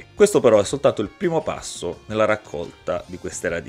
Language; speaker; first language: Italian; native; Italian